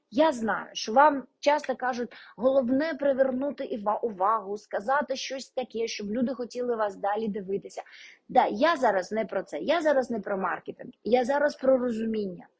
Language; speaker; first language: Ukrainian; non-native, local second language; Russian